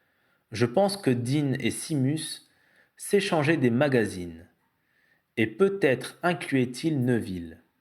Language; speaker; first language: French; native; French